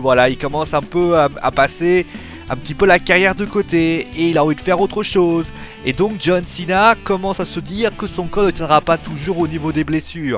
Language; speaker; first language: French; native; French